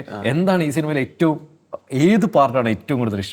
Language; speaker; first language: Malayalam; native; Malayalam